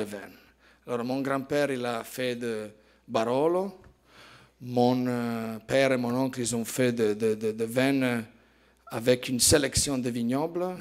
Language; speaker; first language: French; non-native, fluent; Italian